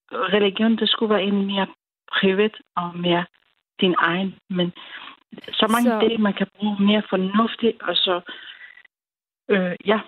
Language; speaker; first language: Danish; non-native, learner; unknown